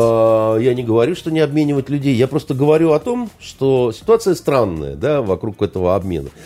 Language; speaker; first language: Russian; native; Russian